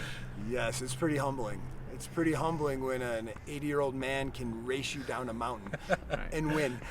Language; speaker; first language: English; native; English